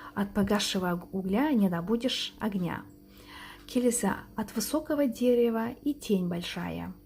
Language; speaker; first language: Russian; non-native, local second language; Kazakh